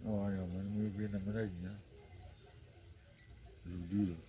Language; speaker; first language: Dutch; native; Dutch